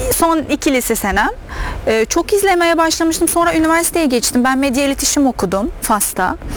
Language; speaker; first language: Turkish; non-native, fluent; Arabic